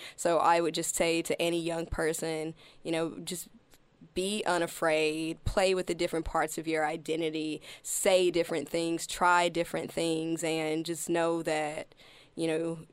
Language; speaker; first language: English; native; English